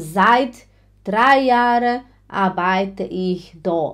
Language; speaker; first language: German; non-native, fluent; Portuguese